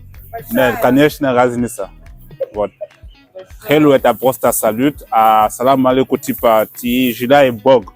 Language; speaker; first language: Russian; non-native, learner; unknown